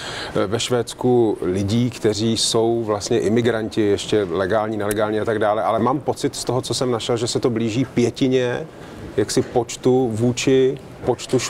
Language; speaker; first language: Czech; native; Czech